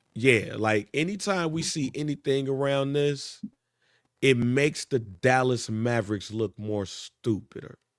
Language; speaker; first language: English; native; English